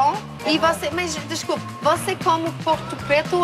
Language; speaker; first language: Portuguese; non-native, learner; French